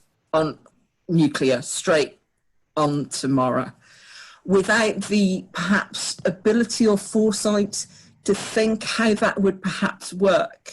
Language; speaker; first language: English; native; English